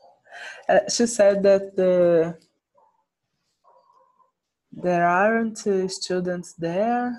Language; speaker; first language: English; non-native, learner; Portuguese